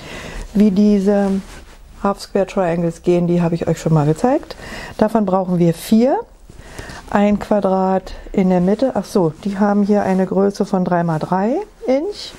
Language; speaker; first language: German; native; German